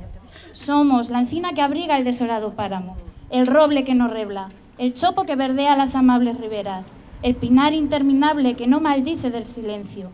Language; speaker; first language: Spanish; native; Spanish